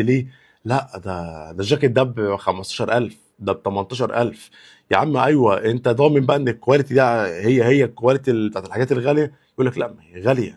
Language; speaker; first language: Arabic; native; Arabic